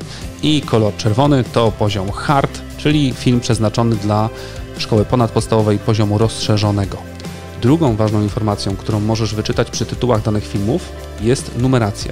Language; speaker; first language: Polish; native; Polish